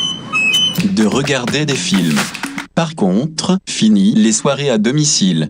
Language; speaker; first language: French; native; French